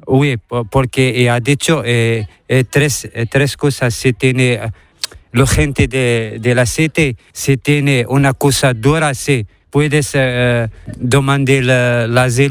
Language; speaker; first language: Spanish; non-native, learner; Arabic